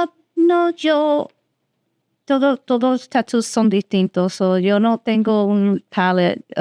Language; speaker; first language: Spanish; early bilingual, heritage; Spanish